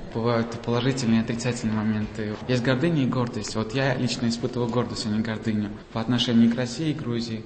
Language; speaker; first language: Russian; early bilingual, other home language; Georgian